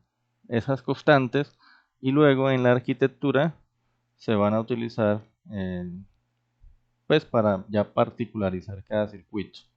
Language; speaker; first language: Spanish; native; Spanish